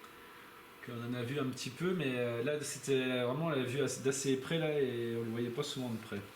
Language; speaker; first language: French; native; French